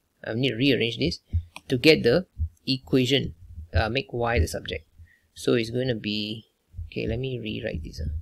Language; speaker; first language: English; non-native, local second language; Malay